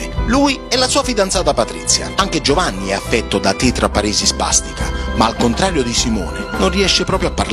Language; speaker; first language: Italian; native; Italian